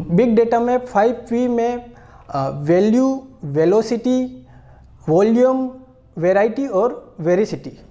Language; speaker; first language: Hindi; native; Hindi